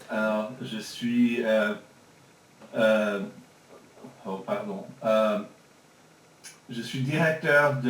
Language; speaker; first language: French; early bilingual, heritage; French